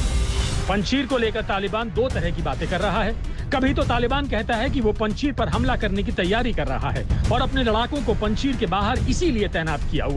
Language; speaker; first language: Hindi; native; Hindi